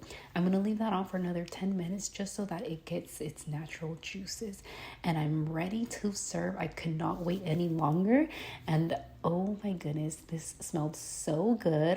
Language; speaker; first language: English; early bilingual, other home language; Spanish